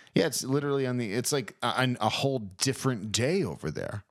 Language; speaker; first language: English; native; English